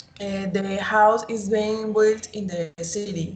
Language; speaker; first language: English; non-native, learner; Spanish